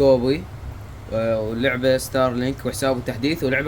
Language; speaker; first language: Arabic; native; Arabic